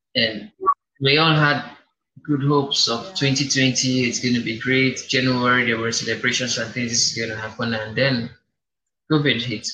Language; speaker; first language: English; non-native, local second language; Igbo